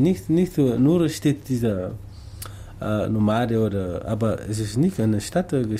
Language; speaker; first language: German; non-native, learner; Tamasheq